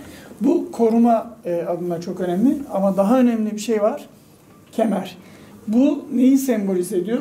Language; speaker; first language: Turkish; native; Turkish